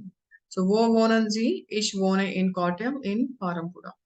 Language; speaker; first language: German; non-native, learner; Hindi